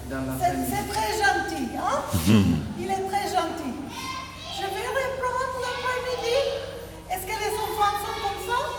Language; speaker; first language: French; non-native, fluent; Spanish